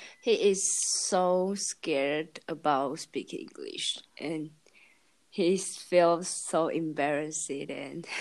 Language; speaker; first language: English; non-native, learner; Chinese